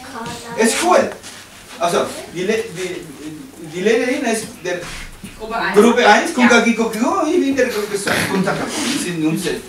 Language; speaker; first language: German; non-native, learner; Spanish